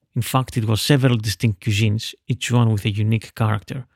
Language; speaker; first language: English; non-native, fluent; Greek